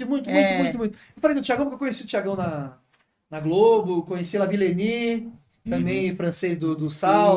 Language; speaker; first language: Portuguese; native; Portuguese